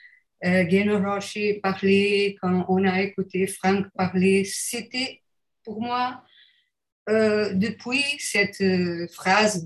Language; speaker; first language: French; non-native, fluent; Portuguese